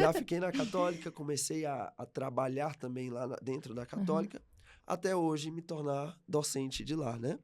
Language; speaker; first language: Portuguese; native; Portuguese